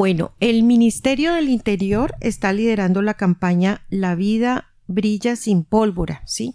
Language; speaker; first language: Spanish; native; Spanish